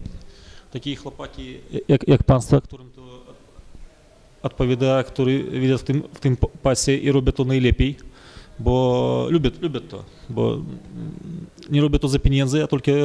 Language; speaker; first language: Polish; non-native, fluent; Russian